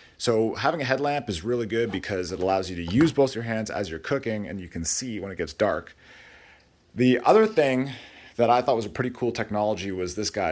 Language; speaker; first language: English; native; English